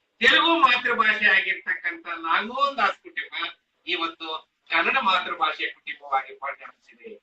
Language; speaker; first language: Kannada; non-native, local second language; Telugu